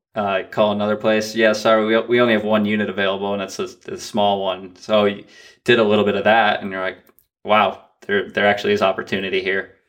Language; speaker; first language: English; native; English